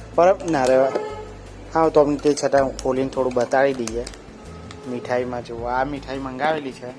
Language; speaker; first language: Gujarati; native; Gujarati